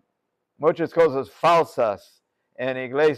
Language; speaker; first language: Spanish; non-native, fluent; English